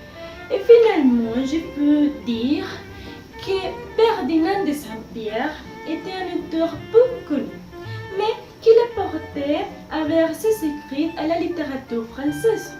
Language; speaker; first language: French; non-native, learner; Spanish